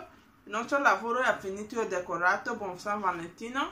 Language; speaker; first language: Italian; non-native, learner; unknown